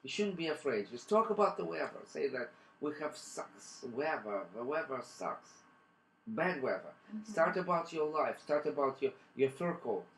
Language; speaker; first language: English; non-native, fluent; Russian